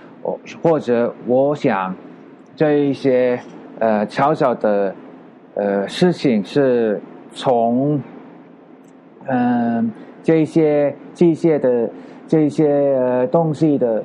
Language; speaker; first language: Chinese; non-native, learner; Filipino